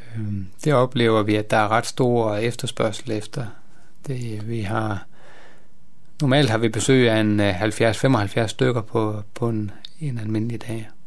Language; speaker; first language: Danish; native; Danish